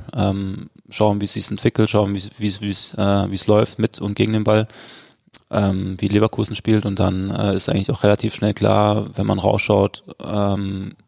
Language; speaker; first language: German; native; German